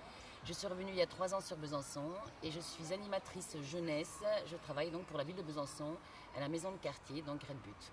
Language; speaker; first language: French; early bilingual, other home language; Kabyle